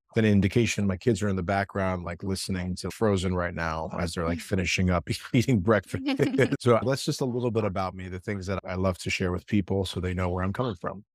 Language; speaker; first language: English; early bilingual, other home language; Spanish